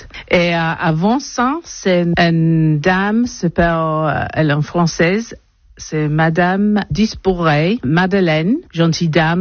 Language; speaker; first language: French; non-native, learner; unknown